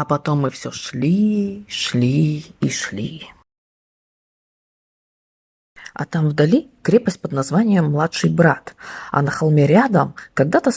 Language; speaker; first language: Russian; native; Russian